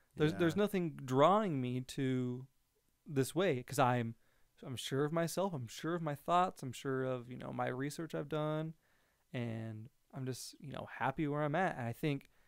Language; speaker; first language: English; native; English